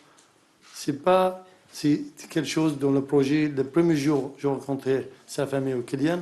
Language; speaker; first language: French; non-native, learner; Arabic